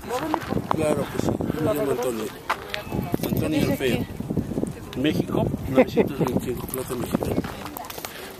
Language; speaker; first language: Spanish; native; Spanish